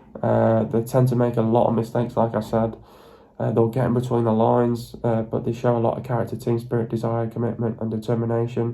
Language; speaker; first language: English; native; English